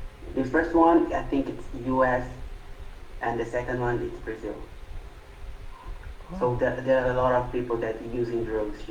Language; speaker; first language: English; non-native, fluent; Portuguese